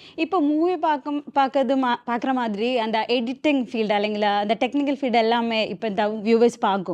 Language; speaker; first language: Tamil; non-native, local second language; Malayalam